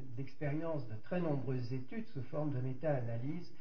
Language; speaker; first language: French; native; French